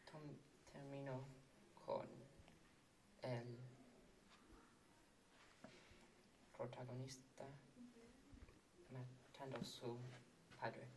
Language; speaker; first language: Spanish; non-native, learner; English